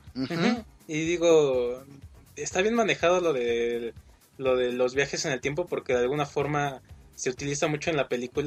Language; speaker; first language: Spanish; native; Spanish